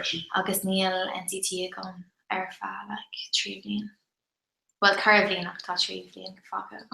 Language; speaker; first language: Irish; non-native, local second language; English